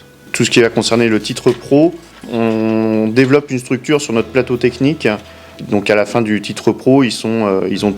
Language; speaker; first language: French; native; French